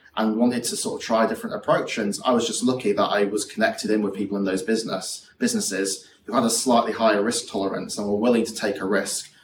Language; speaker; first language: English; native; English